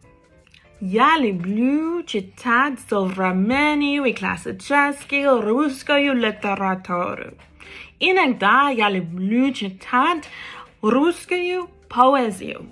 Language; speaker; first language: Russian; non-native, learner; English